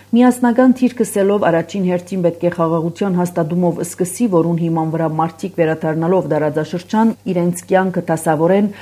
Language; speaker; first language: Armenian; early bilingual, heritage; Armenian